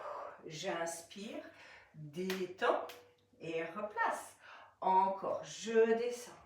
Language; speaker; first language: French; native; French